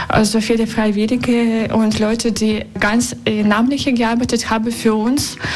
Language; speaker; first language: German; non-native, learner; Russian